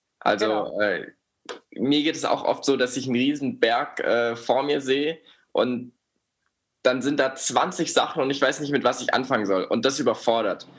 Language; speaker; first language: German; native; German